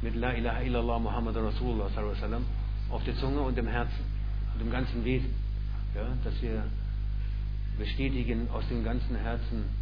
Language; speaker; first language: German; native; German